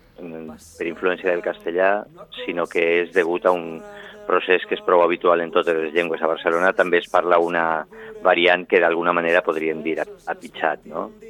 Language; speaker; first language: Catalan; native; Catalan